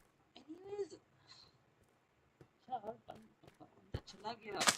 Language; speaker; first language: Hindi; non-native, local second language; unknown